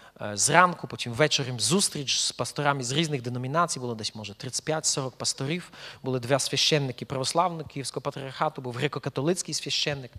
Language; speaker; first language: Ukrainian; early bilingual, heritage; Ukrainian